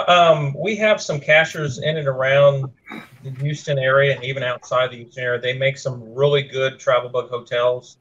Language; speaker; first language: English; native; English